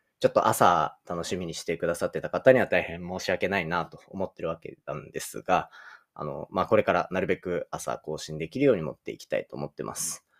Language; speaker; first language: Japanese; native; Japanese